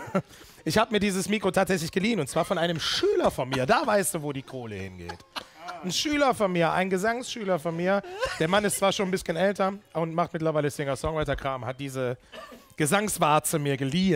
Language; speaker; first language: German; native; German